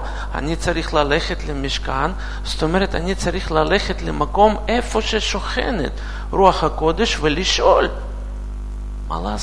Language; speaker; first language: Hebrew; non-native, fluent; Russian